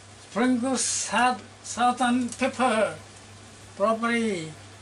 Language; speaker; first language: English; non-native, learner; Japanese